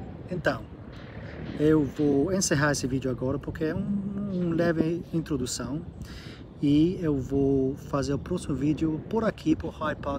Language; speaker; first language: Portuguese; non-native, learner; English